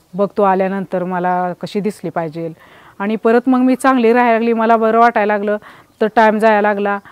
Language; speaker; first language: Marathi; native; Marathi